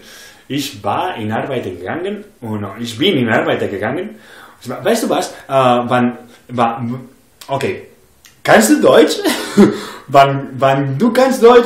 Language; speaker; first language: German; non-native, learner; English